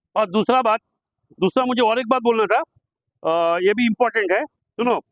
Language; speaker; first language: Hindi; non-native, local second language; Bangla